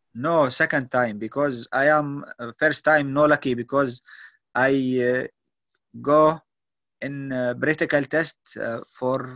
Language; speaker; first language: English; non-native, learner; Arabic